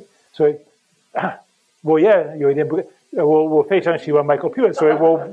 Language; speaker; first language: Chinese; non-native, fluent; English